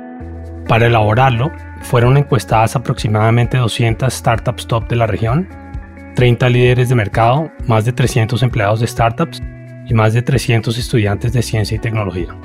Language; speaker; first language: Spanish; native; Spanish